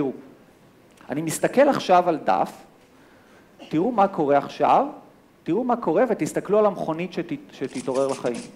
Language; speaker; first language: Hebrew; native; Hebrew